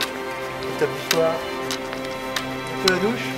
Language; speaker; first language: French; native; French